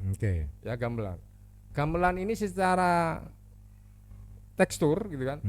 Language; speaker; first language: Indonesian; non-native, local second language; Javanese